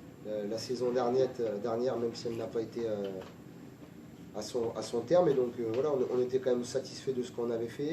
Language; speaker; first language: French; native; French